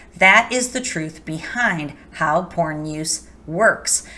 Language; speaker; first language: English; native; English